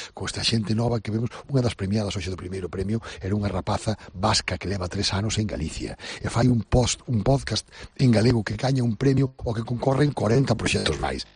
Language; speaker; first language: Galician; native; Galician